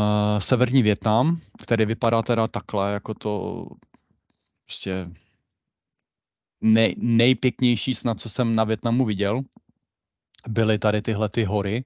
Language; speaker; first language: Czech; native; Czech